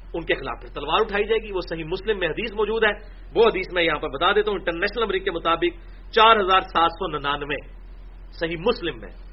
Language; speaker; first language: Urdu; non-native, local second language; Punjabi